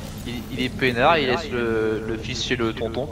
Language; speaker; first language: French; native; French